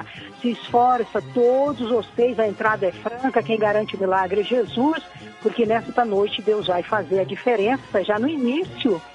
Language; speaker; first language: Portuguese; native; Portuguese